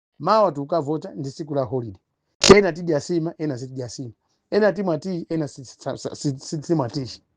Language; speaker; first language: Nyanja; non-native, local second language; Tumbuka